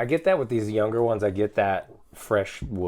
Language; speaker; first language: English; native; English